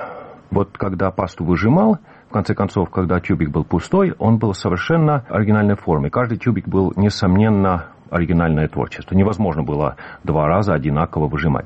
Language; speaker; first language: Russian; native; Russian